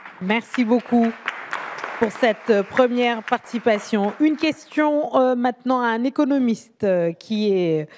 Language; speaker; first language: French; native; French